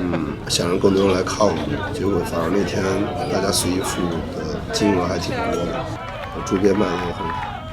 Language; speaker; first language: Chinese; native; Chinese